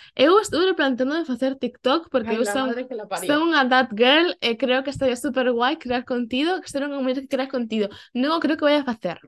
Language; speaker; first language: Galician; non-native, local second language; Spanish